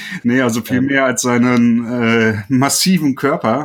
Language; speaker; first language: German; native; German